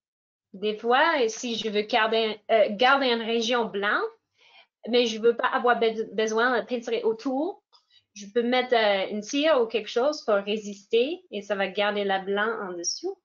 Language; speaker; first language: French; non-native, fluent; English